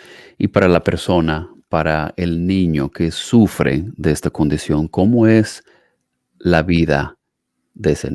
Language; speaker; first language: Spanish; non-native, fluent; English